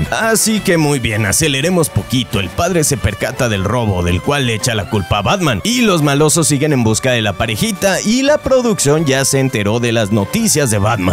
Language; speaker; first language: Spanish; native; Spanish